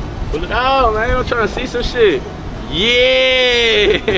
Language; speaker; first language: English; early bilingual, other home language; Spanish